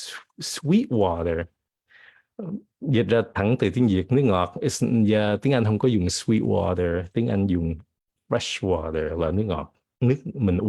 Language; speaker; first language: Vietnamese; early bilingual, heritage; Vietnamese